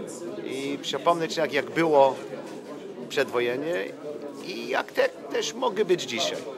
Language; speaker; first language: Polish; non-native, learner; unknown